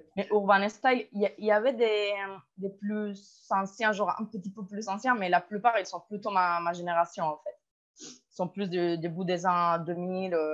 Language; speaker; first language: French; non-native, fluent; Spanish